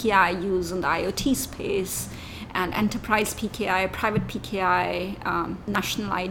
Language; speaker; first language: English; non-native, local second language; Hindi